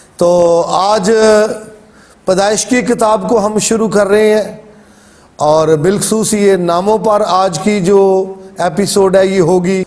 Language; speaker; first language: Urdu; native; Urdu